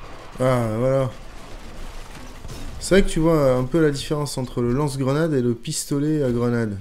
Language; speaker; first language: French; native; French